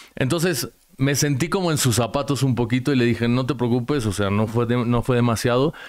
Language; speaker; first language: Spanish; native; Spanish